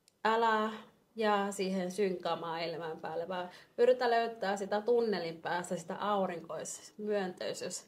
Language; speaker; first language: Finnish; non-native, fluent; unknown